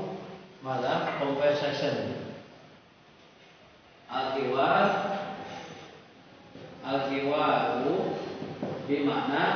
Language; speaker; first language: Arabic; non-native, fluent; Indonesian